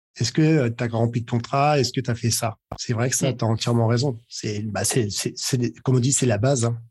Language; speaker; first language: French; native; French